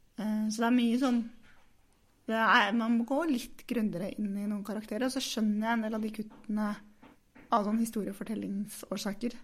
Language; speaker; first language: Norwegian; native; Norwegian